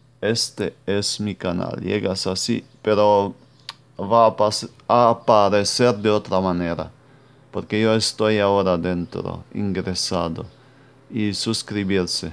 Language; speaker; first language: Spanish; non-native, fluent; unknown